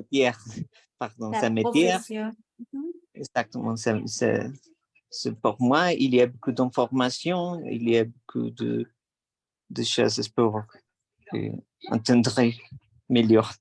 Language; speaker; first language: French; non-native, learner; Spanish